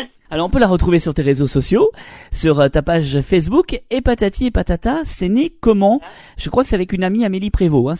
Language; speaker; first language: French; native; French